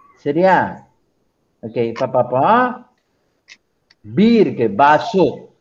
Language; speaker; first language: Malay; non-native, local second language; Tamil